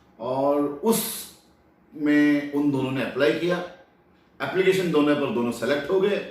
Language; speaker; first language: Hindi; non-native, local second language; Marathi